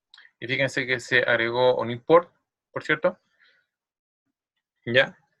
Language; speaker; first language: Spanish; native; Spanish